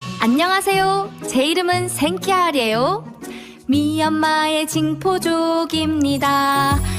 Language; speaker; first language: Korean; non-native, learner; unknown